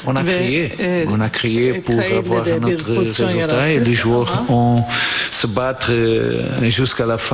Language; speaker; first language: French; non-native, learner; Portuguese